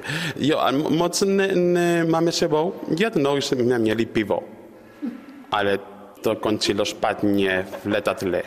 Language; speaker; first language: Czech; non-native, learner; Spanish